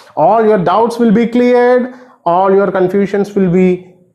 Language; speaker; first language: English; non-native, local second language; Malayalam